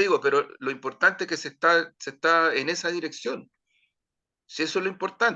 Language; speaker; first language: Spanish; native; Spanish